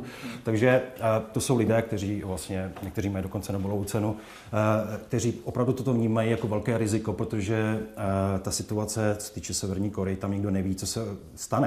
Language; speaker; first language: Czech; native; Czech